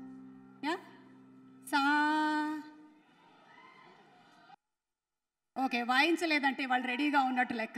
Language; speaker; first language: Telugu; native; Telugu